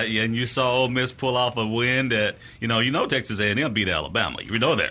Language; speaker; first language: English; native; English